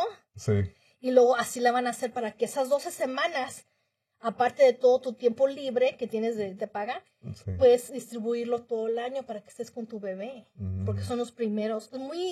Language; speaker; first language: Spanish; early bilingual, heritage; Spanish